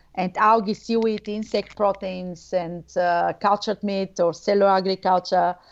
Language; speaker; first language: English; non-native, fluent; Bulgarian